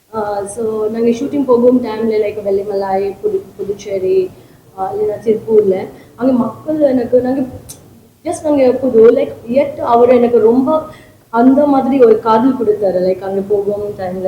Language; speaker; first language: Tamil; non-native, fluent; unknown